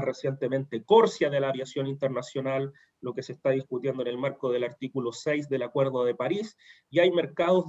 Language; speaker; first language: Spanish; native; Spanish